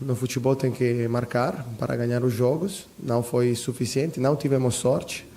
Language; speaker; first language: Portuguese; non-native, fluent; Italian